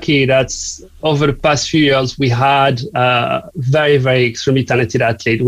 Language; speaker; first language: English; non-native, fluent; French